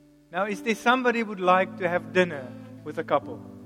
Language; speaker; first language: English; non-native, local second language; Afrikaans